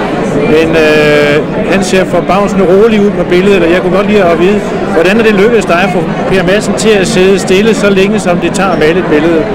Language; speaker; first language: Danish; native; Danish